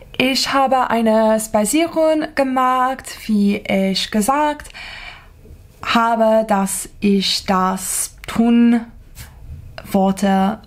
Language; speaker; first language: German; non-native, learner; English